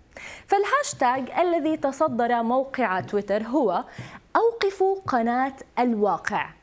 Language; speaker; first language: Arabic; native; Arabic